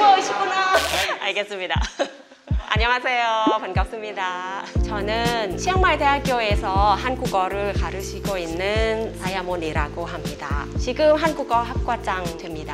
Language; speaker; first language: Korean; non-native, fluent; Thai